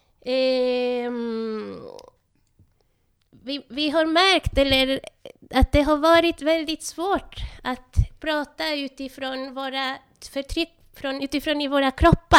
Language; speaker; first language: Swedish; non-native, fluent; Spanish